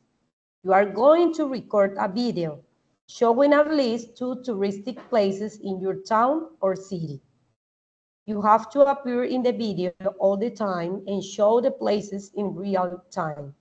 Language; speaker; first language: English; non-native, fluent; Spanish